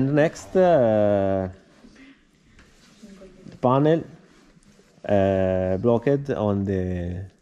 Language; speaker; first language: English; non-native, learner; Italian